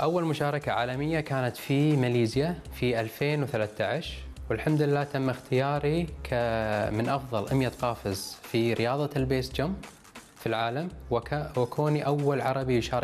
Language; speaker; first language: Arabic; native; Arabic